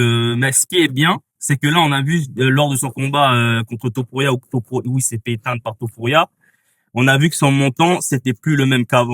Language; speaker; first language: French; native; French